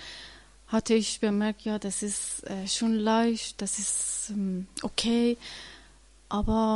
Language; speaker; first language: German; non-native, learner; Persian